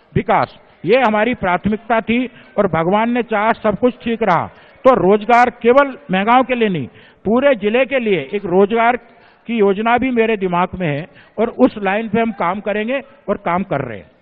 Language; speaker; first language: Hindi; native; Hindi